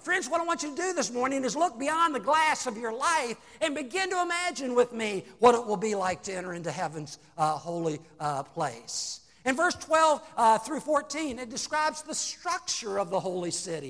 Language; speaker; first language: English; native; English